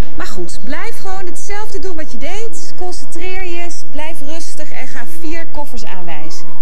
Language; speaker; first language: Dutch; native; Dutch